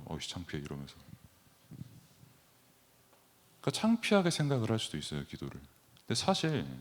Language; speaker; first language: Korean; native; Korean